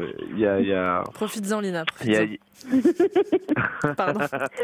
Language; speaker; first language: French; native; French